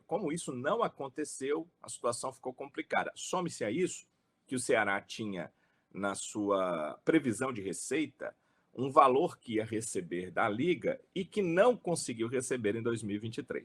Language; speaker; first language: Portuguese; native; Portuguese